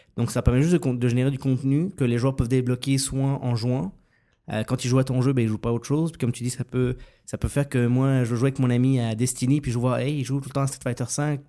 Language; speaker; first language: French; native; French